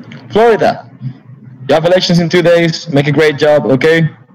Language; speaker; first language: English; non-native, learner; Spanish